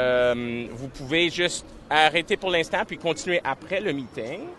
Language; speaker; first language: French; non-native, local second language; English